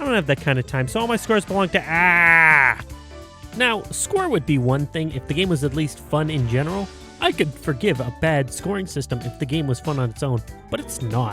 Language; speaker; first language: English; native; English